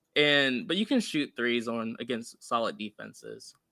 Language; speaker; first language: English; native; English